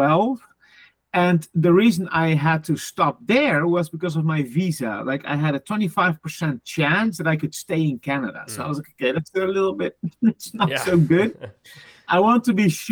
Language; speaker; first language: English; non-native, fluent; Dutch